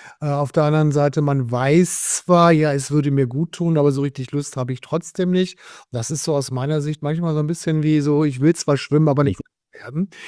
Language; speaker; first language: German; native; German